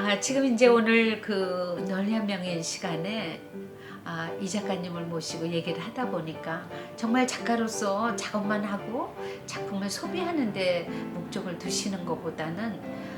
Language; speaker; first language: Korean; native; Korean